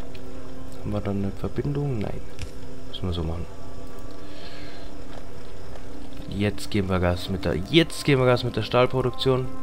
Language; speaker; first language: German; native; German